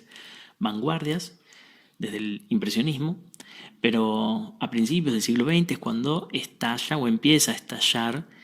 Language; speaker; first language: Spanish; native; Spanish